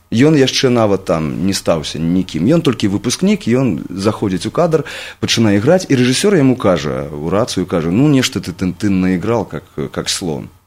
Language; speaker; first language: Belarusian; non-native, local second language; Russian